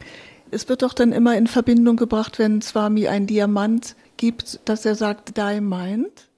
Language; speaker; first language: German; native; German